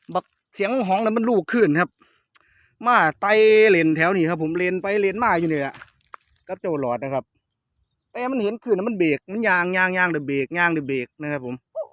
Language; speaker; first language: Thai; native; Thai